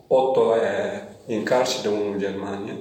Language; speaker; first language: Italian; non-native, learner; Kurdish